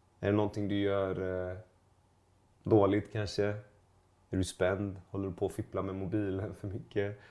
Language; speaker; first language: Swedish; native; Swedish